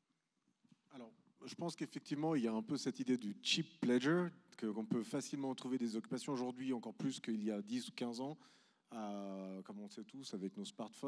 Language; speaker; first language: French; native; French